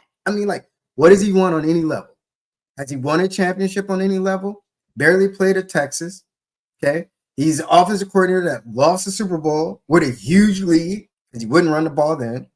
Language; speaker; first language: English; native; English